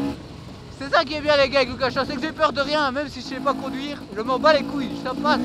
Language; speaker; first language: French; native; French